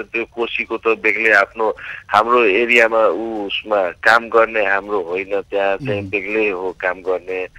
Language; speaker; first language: Nepali; non-native, local second language; Maithili